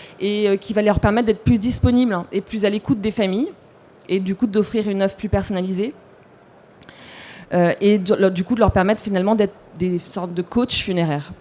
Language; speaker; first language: French; native; French